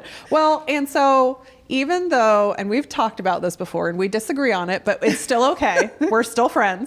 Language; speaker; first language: English; native; English